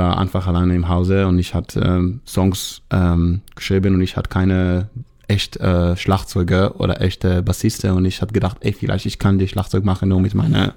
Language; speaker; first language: German; non-native, learner; Hebrew